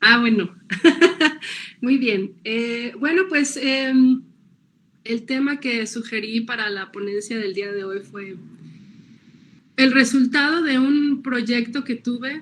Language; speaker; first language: Spanish; native; Spanish